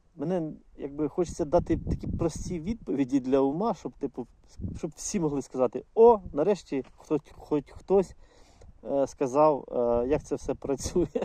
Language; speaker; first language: Ukrainian; non-native, local second language; Russian